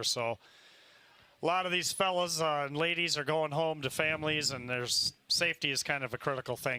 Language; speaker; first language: English; native; English